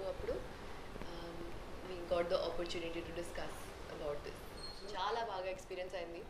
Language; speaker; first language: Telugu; non-native, local second language; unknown